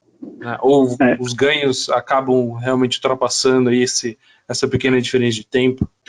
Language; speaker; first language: Portuguese; native; Portuguese